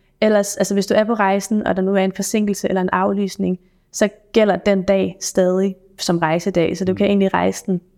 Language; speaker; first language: Danish; native; Danish